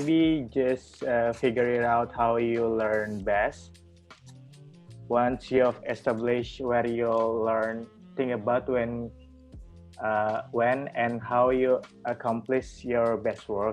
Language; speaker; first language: English; non-native, learner; Indonesian